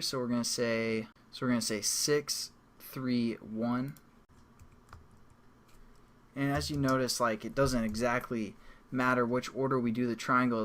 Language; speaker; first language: English; native; English